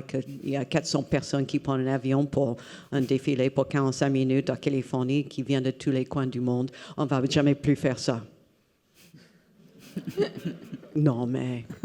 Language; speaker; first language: French; non-native, fluent; English